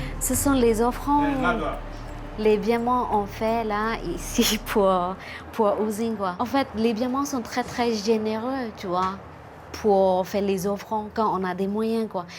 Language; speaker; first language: French; non-native, fluent; Burmese